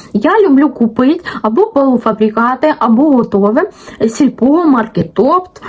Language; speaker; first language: Ukrainian; non-native, local second language; Russian